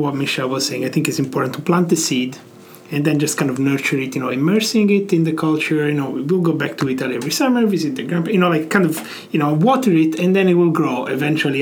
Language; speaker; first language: English; non-native, fluent; Italian